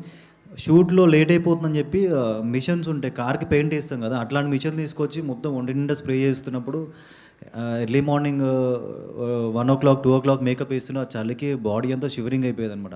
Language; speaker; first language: Telugu; native; Telugu